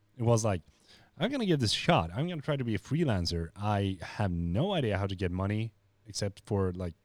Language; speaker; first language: English; non-native, fluent; Swedish